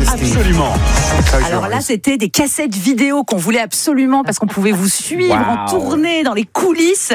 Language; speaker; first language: French; native; French